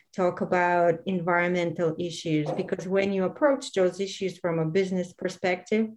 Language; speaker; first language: English; non-native, fluent; Bulgarian